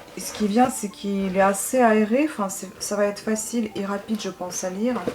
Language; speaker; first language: French; non-native, fluent; Russian